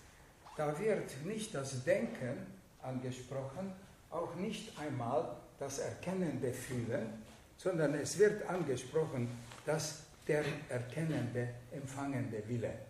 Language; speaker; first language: German; non-native, fluent; Hungarian